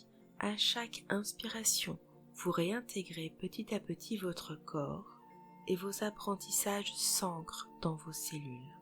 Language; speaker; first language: French; native; French